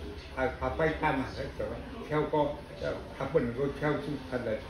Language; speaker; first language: Chinese; early bilingual, heritage; Chinese